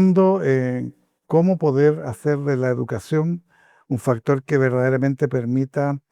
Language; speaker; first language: Spanish; native; Spanish